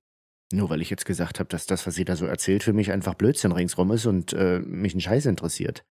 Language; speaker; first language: German; native; German